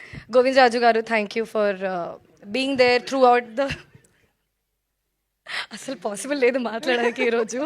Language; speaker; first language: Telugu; non-native, learner; Hindi